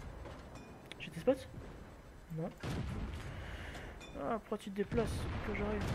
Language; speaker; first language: French; native; French